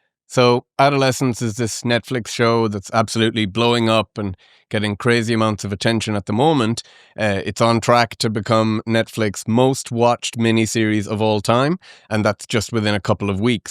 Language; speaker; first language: English; native; English